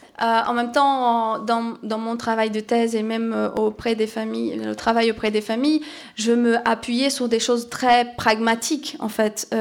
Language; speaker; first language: French; non-native, fluent; Portuguese